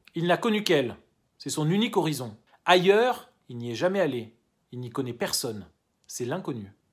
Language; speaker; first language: French; native; French